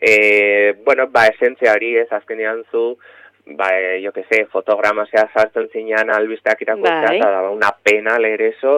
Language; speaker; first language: Basque; native; Basque